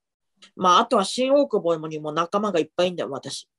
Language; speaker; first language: Japanese; native; Japanese